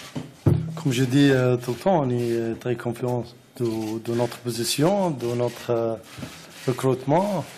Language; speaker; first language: French; non-native, learner; Arabic